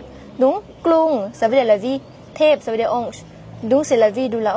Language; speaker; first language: French; non-native, learner; Thai